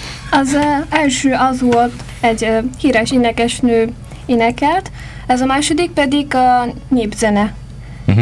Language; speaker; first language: Hungarian; non-native, fluent; Uyghur